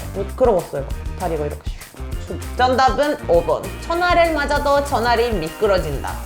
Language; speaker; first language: Korean; non-native, fluent; Turkish